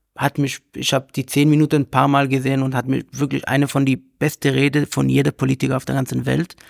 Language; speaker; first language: German; non-native, learner; Hebrew